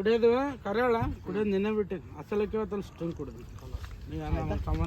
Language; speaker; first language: Kannada; native; Kannada